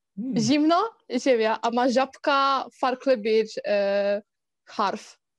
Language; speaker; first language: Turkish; non-native, learner; Polish